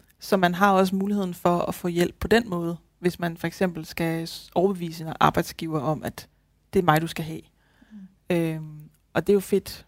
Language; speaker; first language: Danish; native; Danish